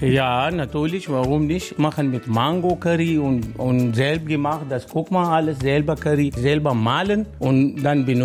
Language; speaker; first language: German; non-native, learner; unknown